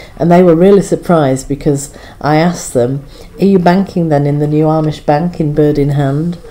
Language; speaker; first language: English; native; English